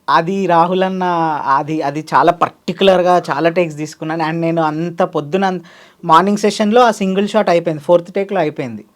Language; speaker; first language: Telugu; native; Telugu